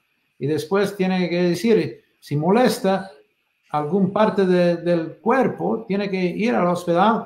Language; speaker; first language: Spanish; non-native, fluent; English